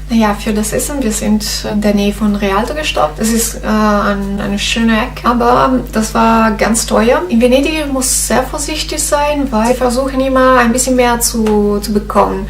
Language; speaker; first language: German; non-native, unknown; Italian